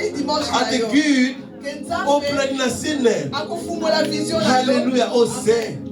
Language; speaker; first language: Swedish; non-native, fluent; Lingala